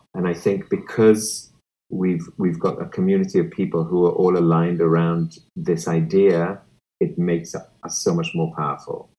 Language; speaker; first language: English; native; English